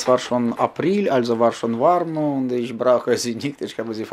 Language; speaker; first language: German; non-native, learner; Ukrainian